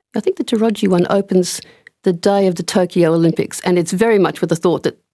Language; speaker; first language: English; native; English